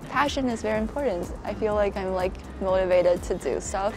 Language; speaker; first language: English; non-native, fluent; Chinese